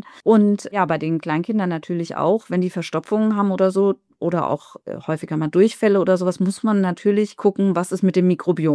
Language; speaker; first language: German; native; German